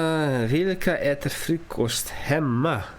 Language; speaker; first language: Swedish; non-native, learner; English